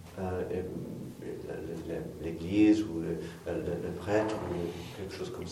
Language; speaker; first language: French; non-native, fluent; English